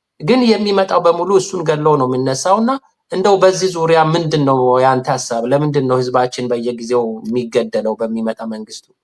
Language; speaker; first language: Amharic; non-native, local second language; Sidamo